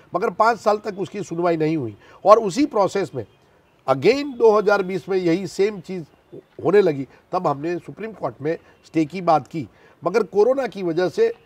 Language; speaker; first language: Hindi; non-native, local second language; Gujarati